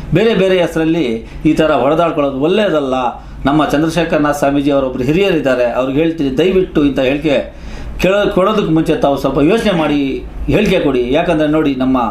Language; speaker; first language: Kannada; non-native, local second language; Urdu